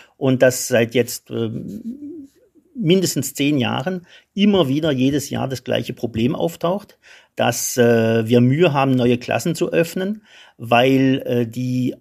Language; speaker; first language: German; non-native, local second language; Swiss German